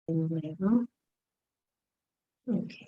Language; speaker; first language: Spanish; non-native, fluent; English